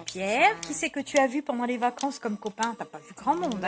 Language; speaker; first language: French; native; French